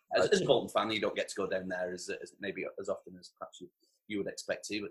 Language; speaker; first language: English; native; English